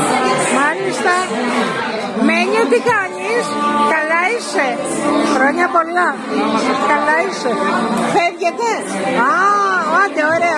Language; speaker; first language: Greek; native; Greek